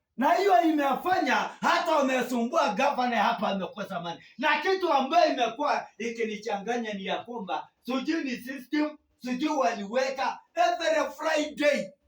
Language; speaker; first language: Swahili; non-native, local second language; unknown